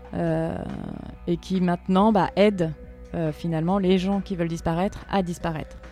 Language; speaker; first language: French; native; French